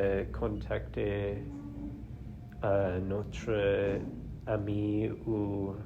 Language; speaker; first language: French; non-native, learner; English